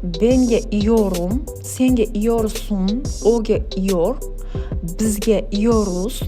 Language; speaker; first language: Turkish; non-native, learner; Uzbek